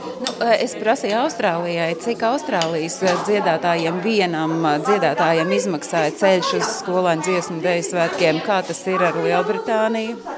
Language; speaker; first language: Latvian; native; Latvian